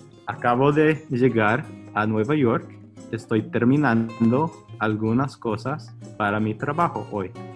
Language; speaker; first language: Spanish; non-native, fluent; Chinese